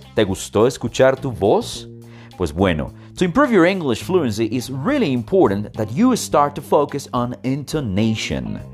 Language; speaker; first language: English; non-native, fluent; Spanish